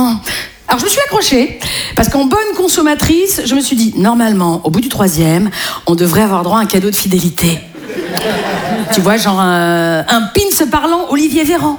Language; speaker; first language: French; native; French